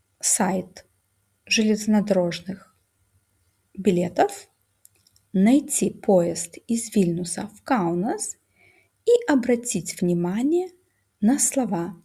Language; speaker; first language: Russian; non-native, fluent; Lithuanian